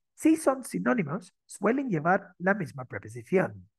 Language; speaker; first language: Spanish; non-native, fluent; English